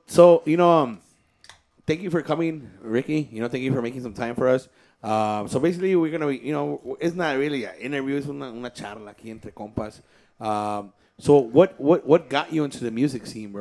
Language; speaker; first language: English; early bilingual, other home language; Spanish